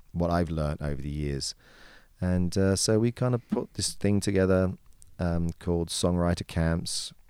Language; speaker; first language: English; native; English